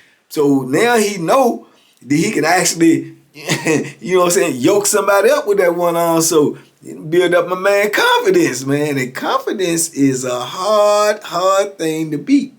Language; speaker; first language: English; native; English